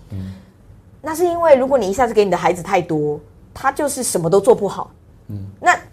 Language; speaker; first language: Chinese; non-native, local second language; Hakka Chinese